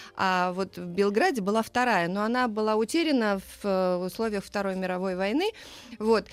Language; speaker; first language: Russian; native; Russian